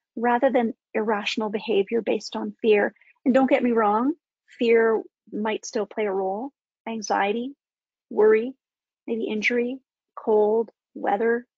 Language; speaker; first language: English; native; English